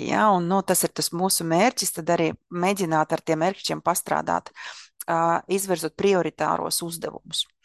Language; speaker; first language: Latvian; non-native, local second language; Russian